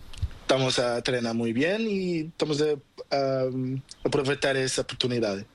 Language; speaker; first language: Spanish; non-native, learner; Portuguese